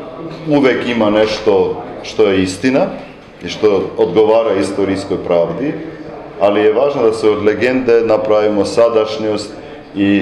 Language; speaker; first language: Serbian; non-native, fluent; Armenian